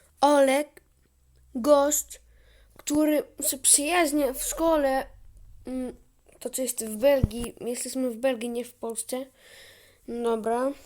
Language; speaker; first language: Polish; early bilingual, heritage; Polish